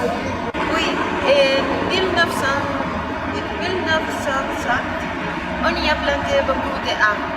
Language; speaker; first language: French; non-native, learner; Spanish